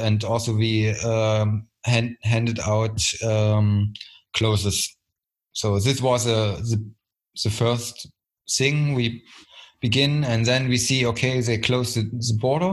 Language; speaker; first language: English; non-native, fluent; German